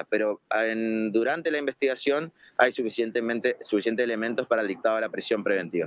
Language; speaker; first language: Spanish; native; Spanish